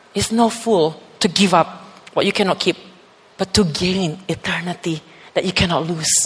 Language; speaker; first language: English; non-native, fluent; Indonesian